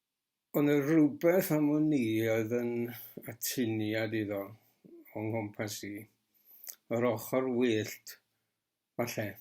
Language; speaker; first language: Welsh; native; Welsh